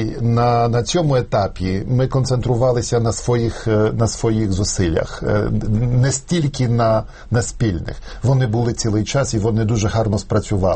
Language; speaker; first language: Ukrainian; non-native, fluent; Polish